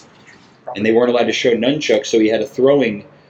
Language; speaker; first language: English; native; English